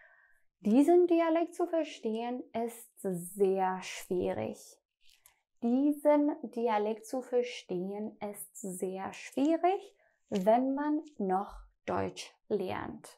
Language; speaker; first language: German; non-native, fluent; Persian